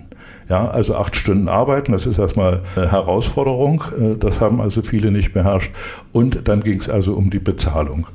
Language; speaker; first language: German; native; German